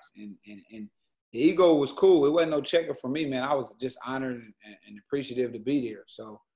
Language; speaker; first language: English; native; English